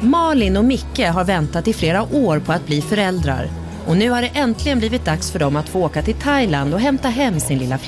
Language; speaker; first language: Swedish; native; Swedish